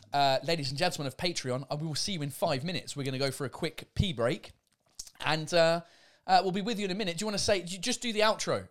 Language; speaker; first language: English; native; English